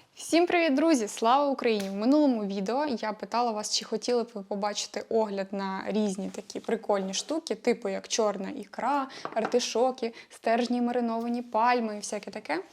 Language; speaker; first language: Ukrainian; non-native, local second language; Russian